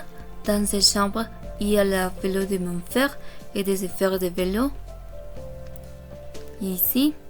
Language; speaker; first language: French; non-native, learner; Korean